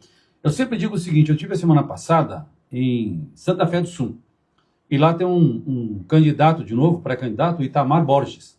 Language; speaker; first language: Portuguese; native; Portuguese